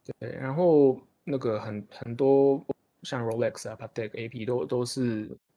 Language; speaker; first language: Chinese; non-native, fluent; Japanese